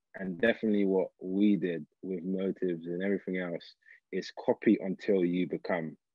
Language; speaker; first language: English; native; English